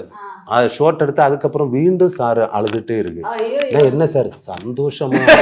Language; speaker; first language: Tamil; non-native, learner; Malayalam